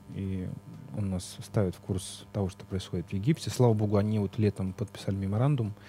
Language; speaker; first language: Russian; native; Russian